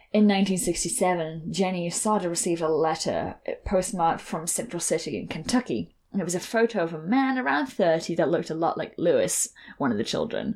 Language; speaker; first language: English; native; English